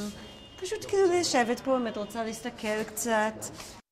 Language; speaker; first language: Hebrew; native; Hebrew